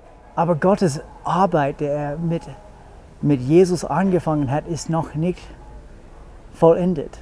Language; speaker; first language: German; non-native, fluent; English